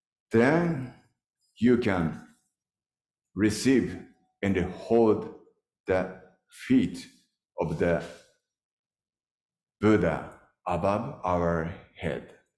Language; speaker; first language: English; non-native, learner; Japanese